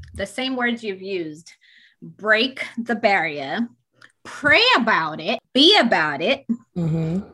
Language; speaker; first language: English; non-native, local second language; Ganda